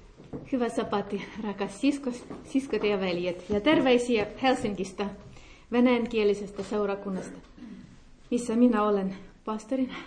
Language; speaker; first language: Finnish; non-native, learner; Russian